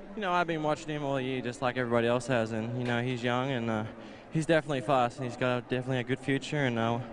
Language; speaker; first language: English; native; English